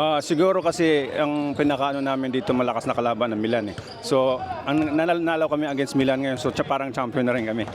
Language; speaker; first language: Filipino; non-native, local second language; Waray